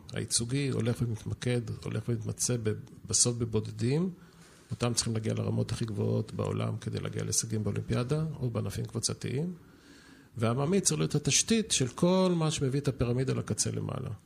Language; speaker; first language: Hebrew; native; Hebrew